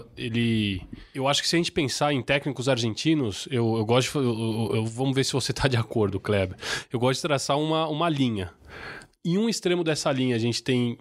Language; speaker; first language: Portuguese; native; Portuguese